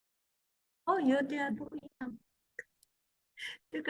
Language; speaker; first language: Chinese; non-native, learner; English